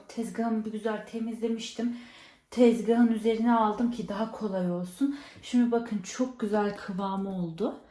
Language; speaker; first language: Turkish; native; Turkish